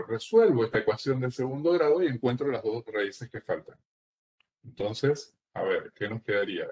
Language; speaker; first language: Spanish; native; Spanish